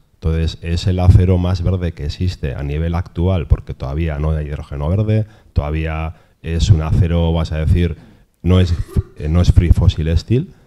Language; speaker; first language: Spanish; non-native, local second language; Basque